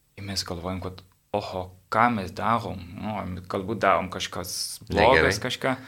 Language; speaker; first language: Lithuanian; non-native, learner; English